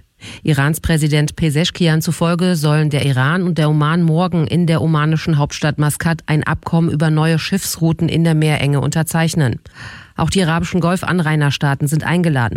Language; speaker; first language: German; native; German